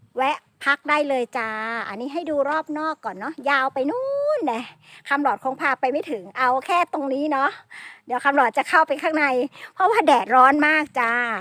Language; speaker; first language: Thai; native; Thai